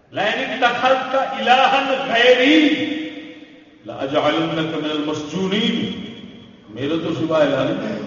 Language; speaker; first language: Urdu; non-native, local second language; Punjabi